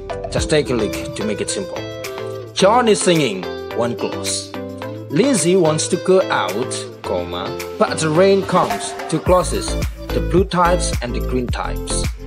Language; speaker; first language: English; non-native, fluent; Indonesian